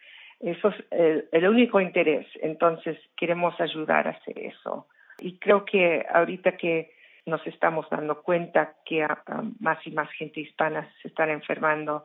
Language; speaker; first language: Spanish; early bilingual, heritage; English